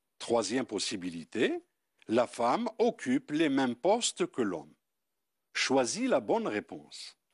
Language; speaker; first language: French; non-native, local second language; Arabic